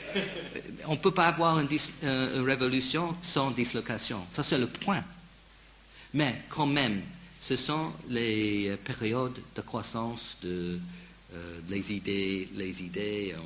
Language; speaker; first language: French; non-native, fluent; English